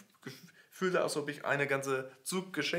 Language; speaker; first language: German; non-native, fluent; English